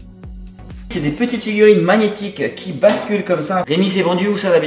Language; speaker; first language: French; native; French